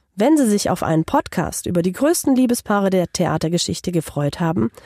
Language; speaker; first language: German; non-native, fluent; Hungarian